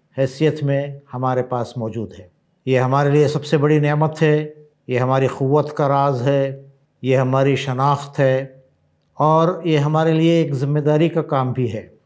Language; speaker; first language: Hindi; non-native, local second language; Urdu